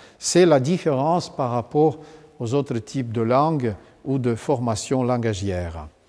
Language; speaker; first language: French; non-native, fluent; Romanian